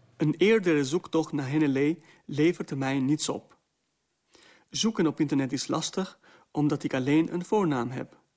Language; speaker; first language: Dutch; non-native, fluent; Albanian